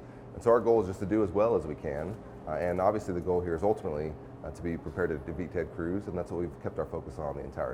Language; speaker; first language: English; native; English